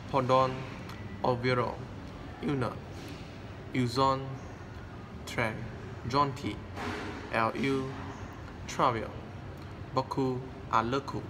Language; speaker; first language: French; non-native, learner; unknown